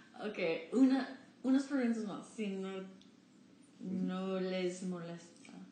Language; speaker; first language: Spanish; non-native, learner; English